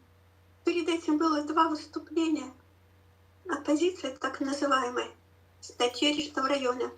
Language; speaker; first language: Russian; native; Russian